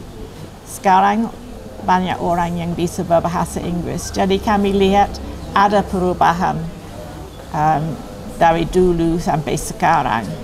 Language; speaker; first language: Indonesian; non-native, fluent; English